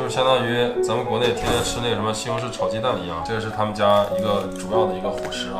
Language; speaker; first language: Chinese; native; Chinese